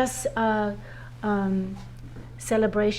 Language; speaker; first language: French; non-native, learner; English